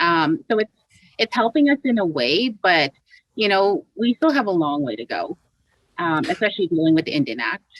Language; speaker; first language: English; native; English